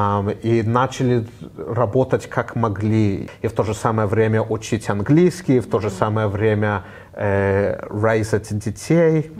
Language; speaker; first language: Russian; early bilingual, heritage; Russian